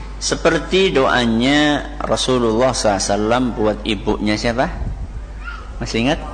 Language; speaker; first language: Malay; non-native, local second language; Javanese